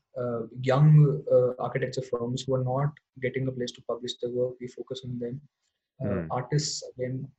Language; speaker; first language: English; non-native, local second language; Hindi